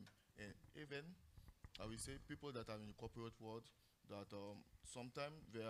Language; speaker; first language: English; non-native, local second language; French